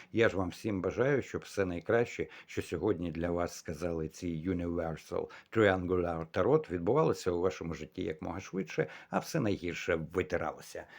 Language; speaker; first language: Ukrainian; non-native, local second language; Russian